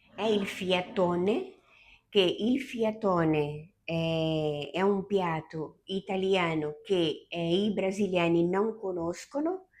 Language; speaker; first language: Italian; non-native, fluent; Portuguese